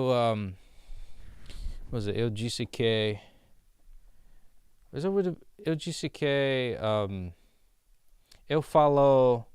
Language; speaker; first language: Portuguese; non-native, learner; English